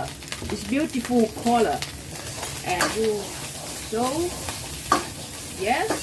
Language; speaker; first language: English; non-native, learner; Thai